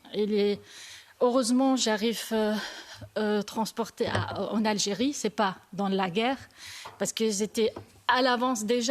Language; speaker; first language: French; non-native, learner; Arabic